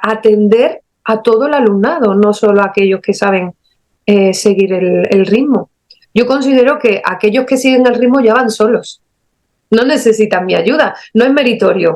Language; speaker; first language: Spanish; native; Spanish